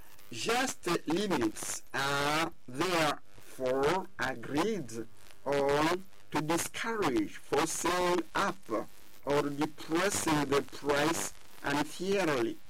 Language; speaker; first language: English; non-native, fluent; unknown